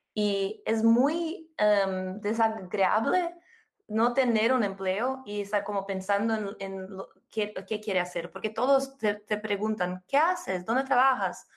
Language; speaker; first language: Spanish; non-native, fluent; Portuguese